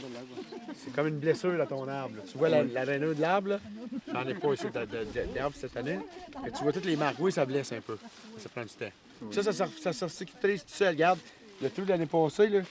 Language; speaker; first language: French; native; French